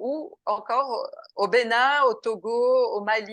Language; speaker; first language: French; non-native, fluent; Portuguese